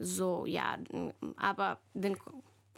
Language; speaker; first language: German; non-native, learner; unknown